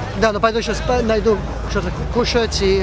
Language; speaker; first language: Russian; early bilingual, heritage; Russian